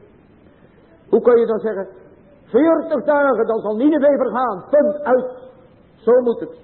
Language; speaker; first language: Dutch; native; Dutch